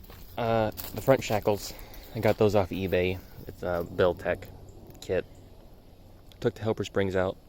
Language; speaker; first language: English; native; English